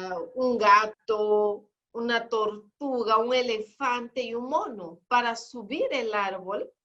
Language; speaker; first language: Spanish; non-native, fluent; Portuguese